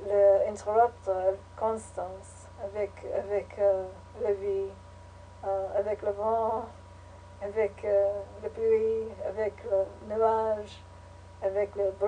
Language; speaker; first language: French; non-native, learner; English